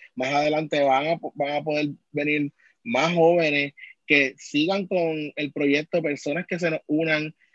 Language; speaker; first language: Spanish; native; Spanish